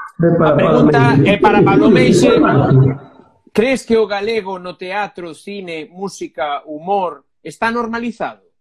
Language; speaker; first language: Galician; native; Galician